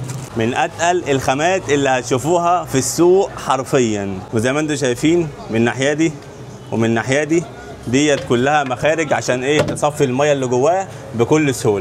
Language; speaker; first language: Arabic; native; Arabic